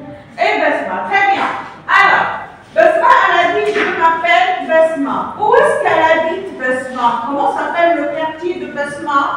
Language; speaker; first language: French; non-native, local second language; Arabic